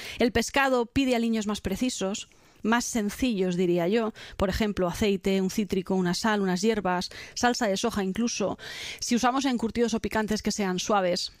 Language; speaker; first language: Spanish; native; Spanish